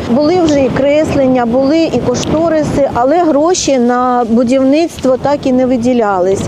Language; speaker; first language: Ukrainian; native; Ukrainian